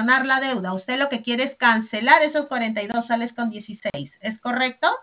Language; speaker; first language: Spanish; native; Spanish